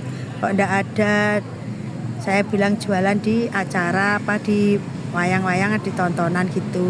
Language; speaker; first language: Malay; non-native, local second language; Javanese